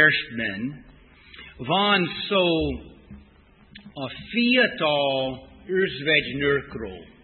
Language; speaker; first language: Hungarian; non-native, fluent; English